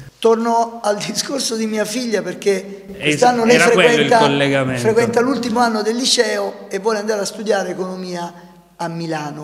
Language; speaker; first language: Italian; native; Italian